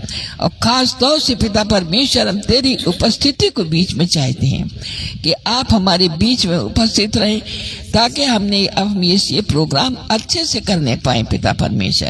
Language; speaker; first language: Hindi; native; Hindi